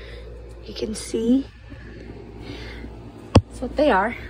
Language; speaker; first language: English; native; English